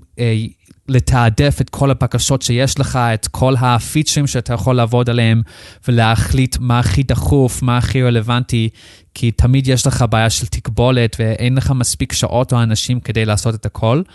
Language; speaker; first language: Hebrew; non-native, fluent; English